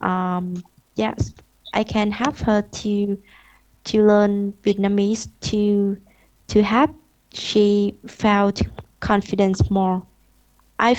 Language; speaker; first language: English; non-native, learner; Vietnamese